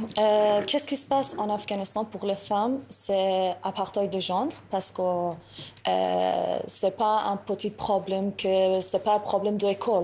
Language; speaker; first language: French; non-native, learner; Persian